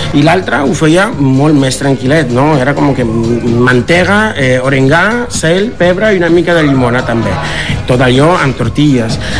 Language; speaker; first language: Catalan; non-native, fluent; Spanish